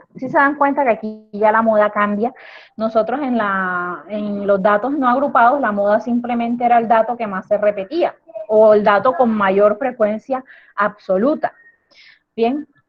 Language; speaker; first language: Spanish; native; Spanish